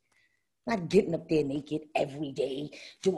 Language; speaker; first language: English; native; English